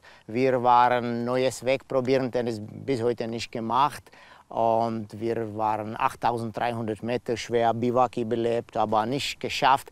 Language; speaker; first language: German; non-native, learner; Czech